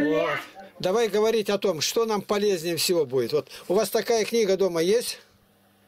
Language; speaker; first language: Russian; native; Russian